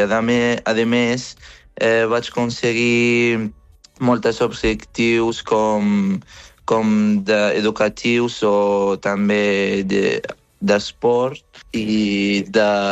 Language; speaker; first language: Catalan; non-native, fluent; Arabic